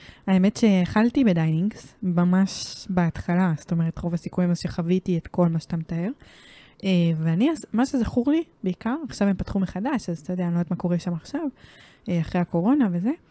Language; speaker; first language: Hebrew; native; Hebrew